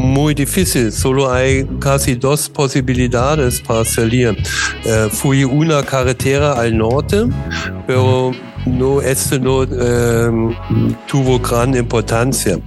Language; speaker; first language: Spanish; non-native, learner; German